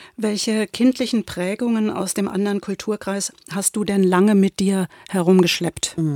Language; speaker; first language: German; native; German